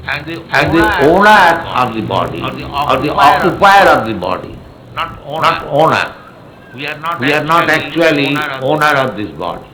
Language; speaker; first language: English; non-native, local second language; Bangla